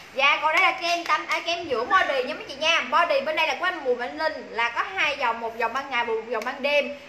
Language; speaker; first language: Vietnamese; native; Vietnamese